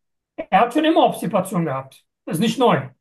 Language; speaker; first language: German; non-native, fluent; Turkish